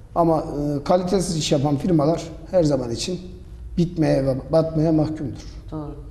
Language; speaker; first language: Turkish; native; Turkish